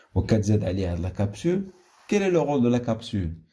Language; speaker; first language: French; non-native, local second language; Arabic